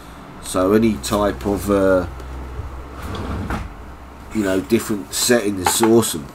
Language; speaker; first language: English; native; English